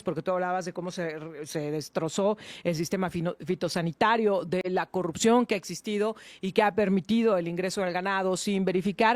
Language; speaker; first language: Spanish; native; Spanish